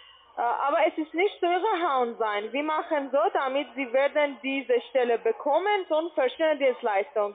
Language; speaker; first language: German; non-native, learner; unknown